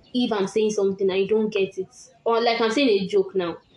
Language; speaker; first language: English; non-native, local second language; Yoruba